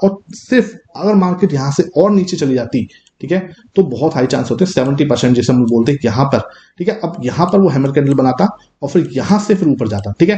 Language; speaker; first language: Hindi; native; Hindi